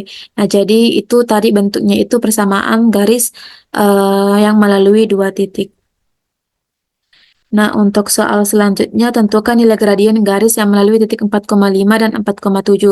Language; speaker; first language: Indonesian; native; Indonesian